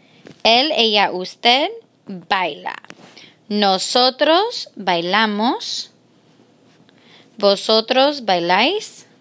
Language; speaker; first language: Spanish; non-native, fluent; English